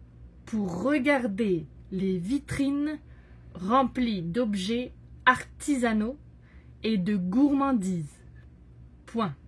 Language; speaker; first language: French; native; French